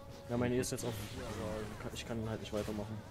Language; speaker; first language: German; native; German